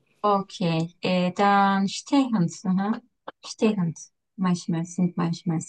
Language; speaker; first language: German; non-native, learner; Turkish